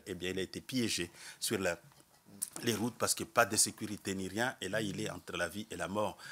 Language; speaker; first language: French; non-native, local second language; Comorian